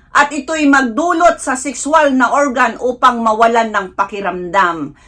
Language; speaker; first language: Filipino; non-native, local second language; Iloko